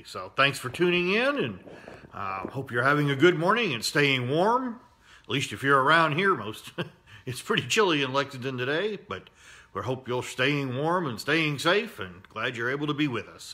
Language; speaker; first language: English; native; English